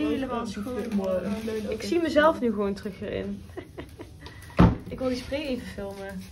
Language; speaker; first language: Dutch; native; Dutch